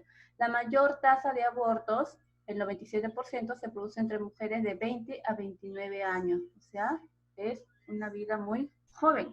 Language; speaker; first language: Spanish; native; Spanish